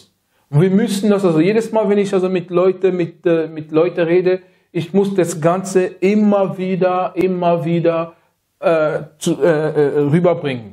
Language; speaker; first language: German; non-native, fluent; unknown